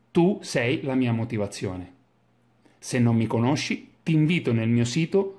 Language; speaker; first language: English; non-native, fluent; Italian